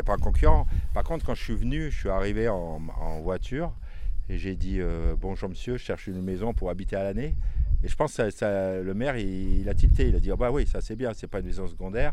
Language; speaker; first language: French; native; French